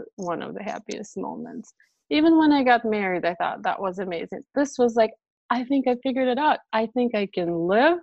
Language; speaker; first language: English; non-native, fluent; Russian